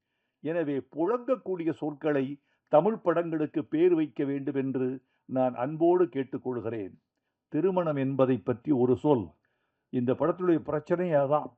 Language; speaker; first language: Tamil; native; Tamil